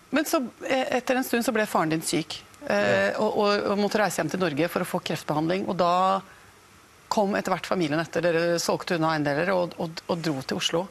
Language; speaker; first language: Norwegian; native; Norwegian